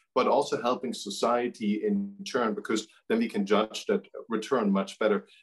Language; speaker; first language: English; non-native, fluent; German